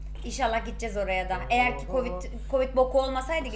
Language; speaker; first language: Turkish; native; Turkish